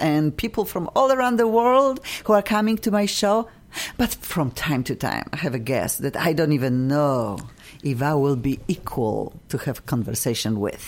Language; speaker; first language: English; non-native, fluent; Polish